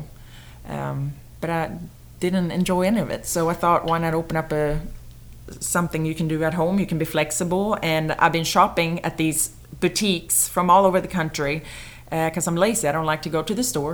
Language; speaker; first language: English; non-native, fluent; Swedish